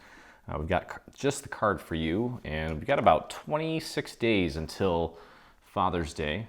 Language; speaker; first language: English; native; English